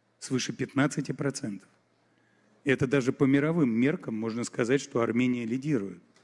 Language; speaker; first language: Russian; native; Russian